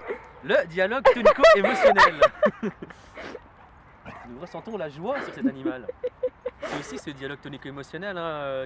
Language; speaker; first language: French; native; French